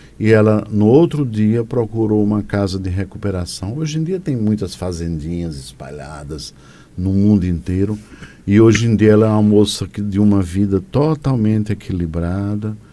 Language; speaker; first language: Portuguese; native; Portuguese